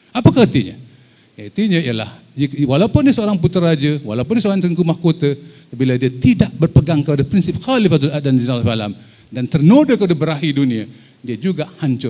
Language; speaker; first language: Malay; native; Malay